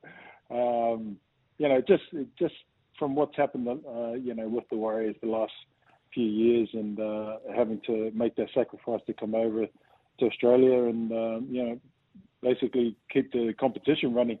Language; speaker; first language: English; native; English